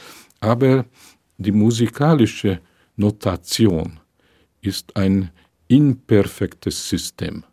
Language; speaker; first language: German; non-native, fluent; Hungarian